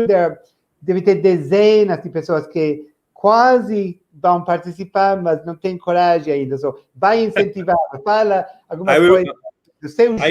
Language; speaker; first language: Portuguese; non-native, fluent; English